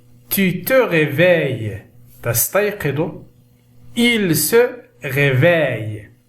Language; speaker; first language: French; non-native, local second language; Arabic